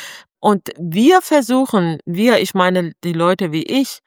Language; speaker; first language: German; non-native, fluent; Persian